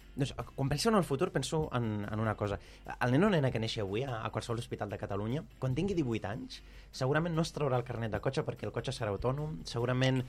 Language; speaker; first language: Catalan; early bilingual, other home language; Arabic